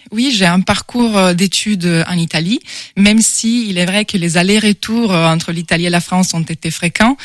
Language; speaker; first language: French; non-native, fluent; Italian